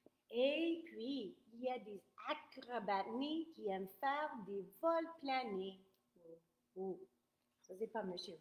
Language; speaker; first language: French; non-native, fluent; English